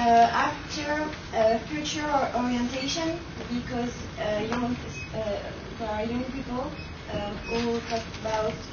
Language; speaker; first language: English; non-native, learner; French